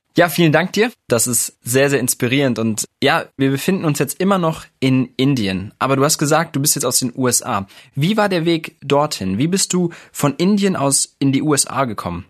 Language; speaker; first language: German; native; German